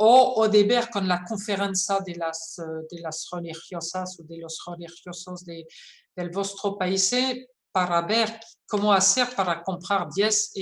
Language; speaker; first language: Spanish; non-native, fluent; French